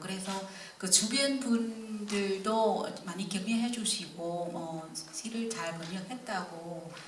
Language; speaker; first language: Korean; non-native, fluent; Vietnamese